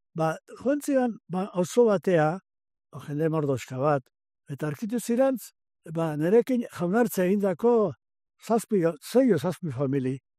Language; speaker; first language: Basque; native; Basque